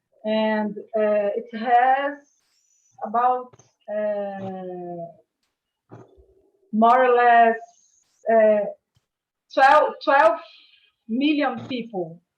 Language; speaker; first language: English; non-native, learner; Portuguese